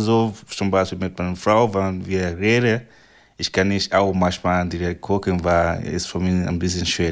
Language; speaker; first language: German; non-native, learner; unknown